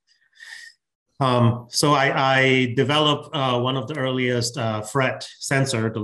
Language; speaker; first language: English; non-native, local second language; Min Nan Chinese